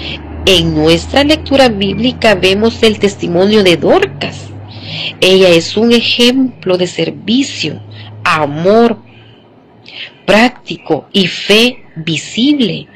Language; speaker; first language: Spanish; native; Spanish